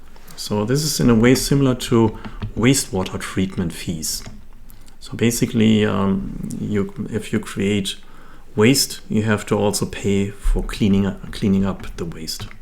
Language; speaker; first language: English; non-native, fluent; German